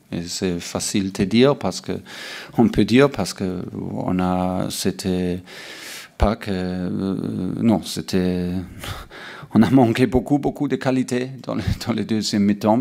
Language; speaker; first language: French; non-native, learner; German